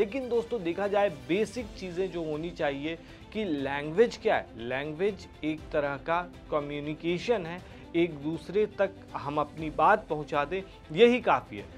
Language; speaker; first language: Hindi; native; Hindi